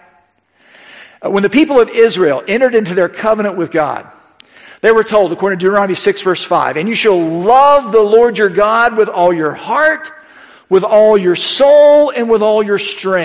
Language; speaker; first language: English; native; English